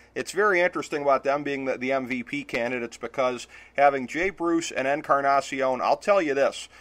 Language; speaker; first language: English; native; English